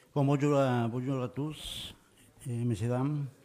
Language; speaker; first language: French; non-native, fluent; Spanish